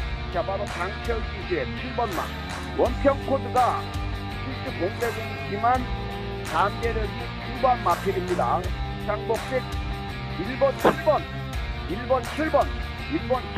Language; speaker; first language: Korean; native; Korean